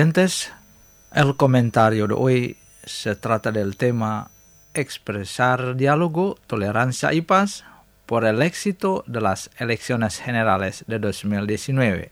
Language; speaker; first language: Spanish; non-native, fluent; Indonesian